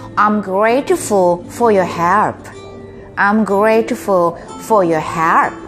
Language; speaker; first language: English; non-native, fluent; Korean